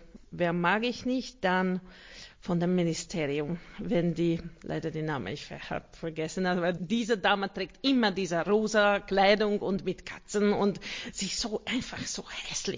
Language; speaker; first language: German; non-native, learner; Hungarian